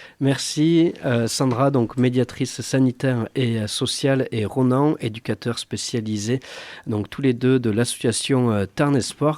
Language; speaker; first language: French; native; French